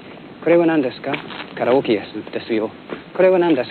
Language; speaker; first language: Japanese; non-native, learner; English